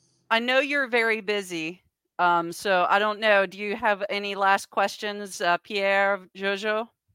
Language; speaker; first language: English; native; English